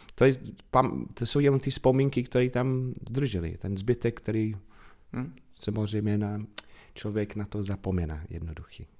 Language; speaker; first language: Czech; non-native, fluent; English